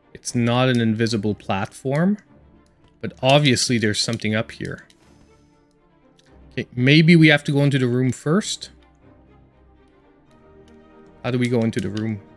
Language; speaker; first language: English; native; English